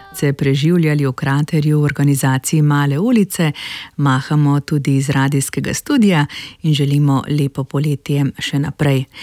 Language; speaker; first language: Slovenian; native; Slovenian